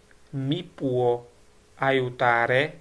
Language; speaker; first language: Italian; non-native, fluent; Georgian